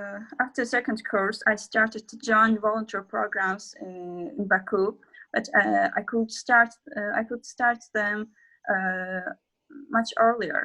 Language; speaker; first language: English; non-native, learner; Azerbaijani